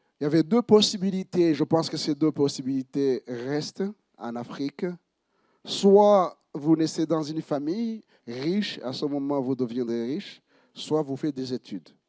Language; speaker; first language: French; non-native, local second language; Kinyarwanda